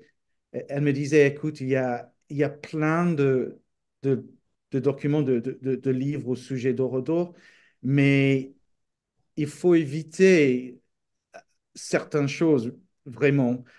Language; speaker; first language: French; non-native, fluent; English